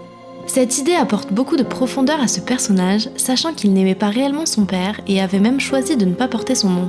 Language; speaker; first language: French; native; French